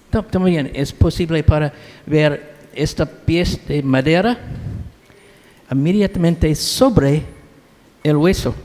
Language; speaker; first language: Spanish; non-native, learner; English